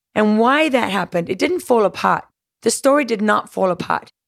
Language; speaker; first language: English; native; English